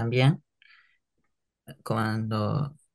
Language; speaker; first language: Spanish; non-native, learner; Japanese